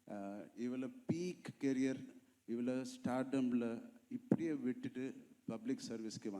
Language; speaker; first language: Tamil; non-native, local second language; Telugu